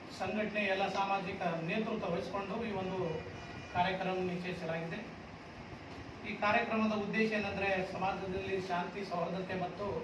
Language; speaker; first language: Kannada; non-native, local second language; Lambadi